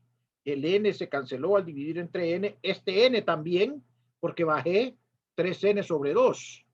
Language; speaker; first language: Spanish; native; Spanish